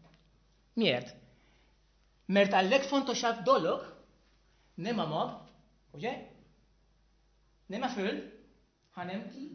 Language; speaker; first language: Hungarian; non-native, fluent; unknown